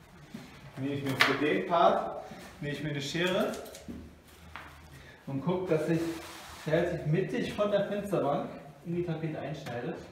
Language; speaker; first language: German; native; German